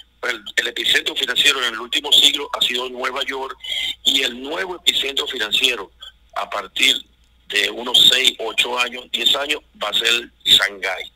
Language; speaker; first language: Spanish; native; Spanish